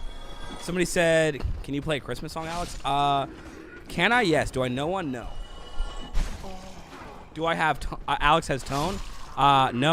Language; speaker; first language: English; native; English